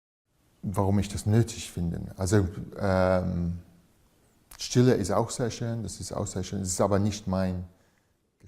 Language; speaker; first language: German; non-native, fluent; English